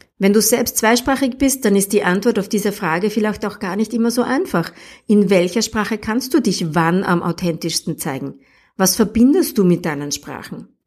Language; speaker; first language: German; native; German